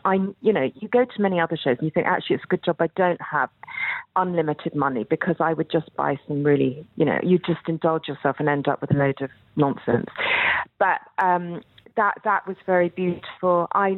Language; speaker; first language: English; native; English